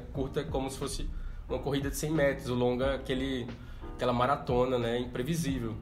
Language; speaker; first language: Portuguese; native; Portuguese